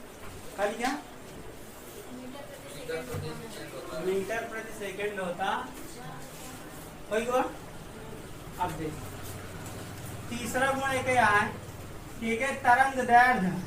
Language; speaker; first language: Hindi; native; Hindi